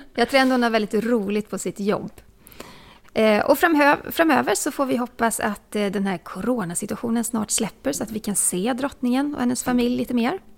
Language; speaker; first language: Swedish; native; Swedish